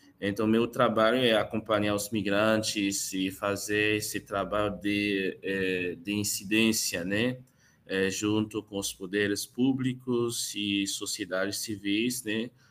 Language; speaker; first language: Portuguese; non-native, fluent; Haitian Creole